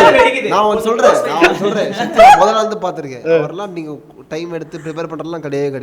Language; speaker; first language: Tamil; native; Tamil